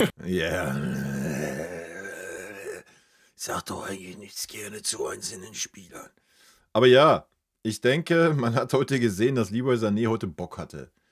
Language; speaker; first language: German; native; German